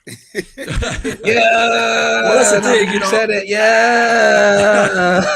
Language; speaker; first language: English; native; English